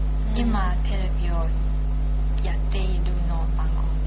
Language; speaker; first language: Japanese; non-native, learner; Chinese